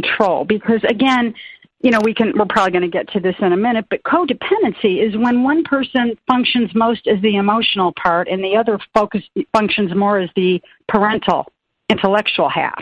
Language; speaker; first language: English; native; English